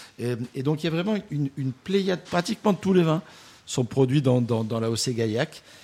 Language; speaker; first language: French; native; French